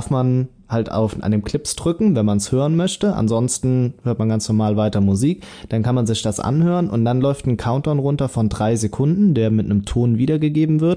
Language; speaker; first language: German; native; German